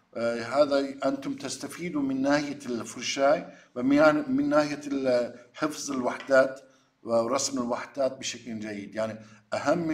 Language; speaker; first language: Arabic; non-native, learner; Turkish